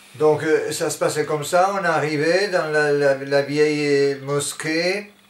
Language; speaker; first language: French; non-native, fluent; Spanish